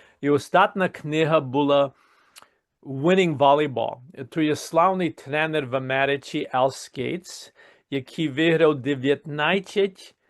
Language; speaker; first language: Ukrainian; early bilingual, heritage; Ukrainian